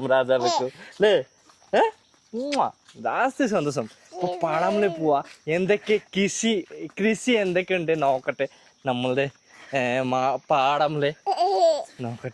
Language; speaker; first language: Malayalam; non-native, learner; Bangla